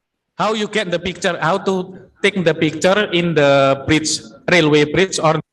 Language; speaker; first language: English; non-native, learner; Indonesian